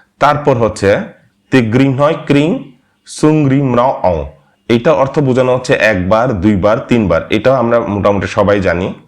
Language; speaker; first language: Bangla; non-native, local second language; Marma